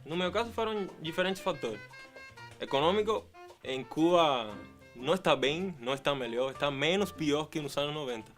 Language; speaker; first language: Portuguese; non-native, fluent; Spanish